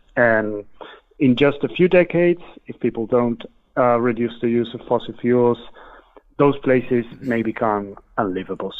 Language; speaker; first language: English; non-native, fluent; Spanish